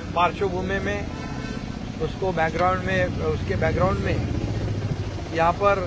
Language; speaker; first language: Hindi; non-native, local second language; Marathi